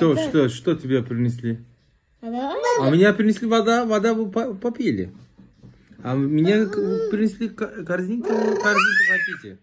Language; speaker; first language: Russian; non-native, learner; Turkish